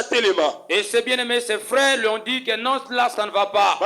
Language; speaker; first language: French; non-native, local second language; Lingala